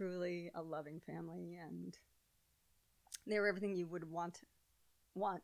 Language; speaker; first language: English; native; English